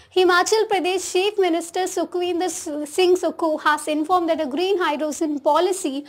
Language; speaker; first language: English; non-native, local second language; Telugu